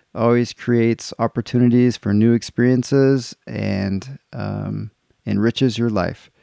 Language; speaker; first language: English; native; English